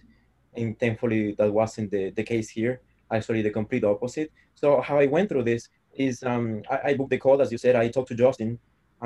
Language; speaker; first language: English; non-native, fluent; Spanish